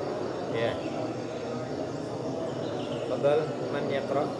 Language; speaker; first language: Arabic; non-native, fluent; Indonesian